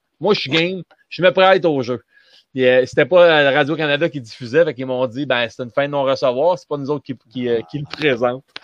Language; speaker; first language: French; native; French